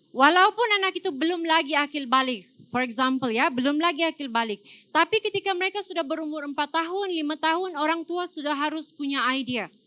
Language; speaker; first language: Malay; native; Malay